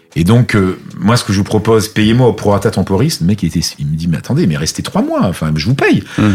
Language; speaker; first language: French; native; French